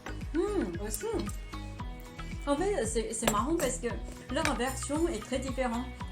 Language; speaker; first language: French; non-native, fluent; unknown